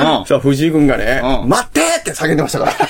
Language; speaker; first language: Japanese; native; Japanese